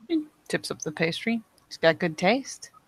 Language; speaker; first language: English; native; English